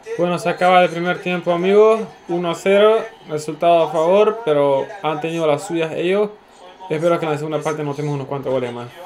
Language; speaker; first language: Spanish; non-native, fluent; Turkish